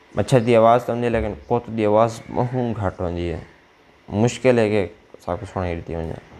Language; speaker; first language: Urdu; non-native, local second language; Saraiki